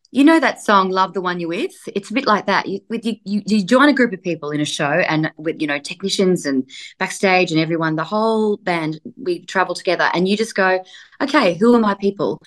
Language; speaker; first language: English; native; English